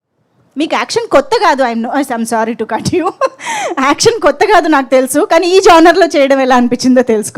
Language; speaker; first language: Telugu; native; Telugu